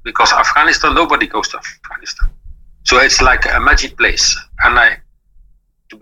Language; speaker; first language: English; non-native, fluent; Dutch